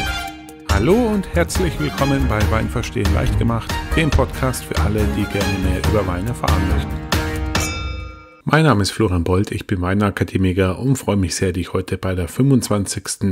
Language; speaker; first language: German; native; German